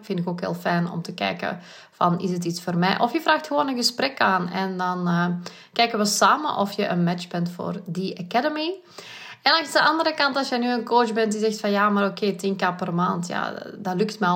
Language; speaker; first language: Dutch; native; Dutch